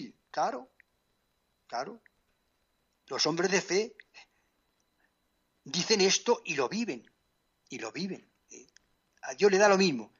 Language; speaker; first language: Spanish; native; Spanish